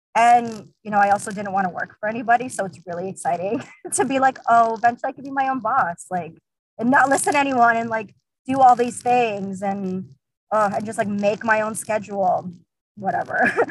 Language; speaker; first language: English; early bilingual, other home language; Russian